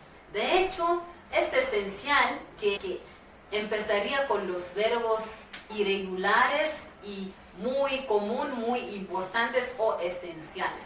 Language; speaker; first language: Spanish; non-native, fluent; Swahili